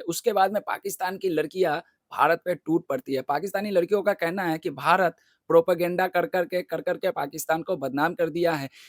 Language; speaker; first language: Hindi; non-native, local second language; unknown